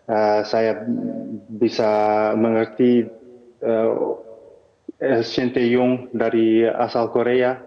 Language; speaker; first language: Indonesian; early bilingual, heritage; Dutch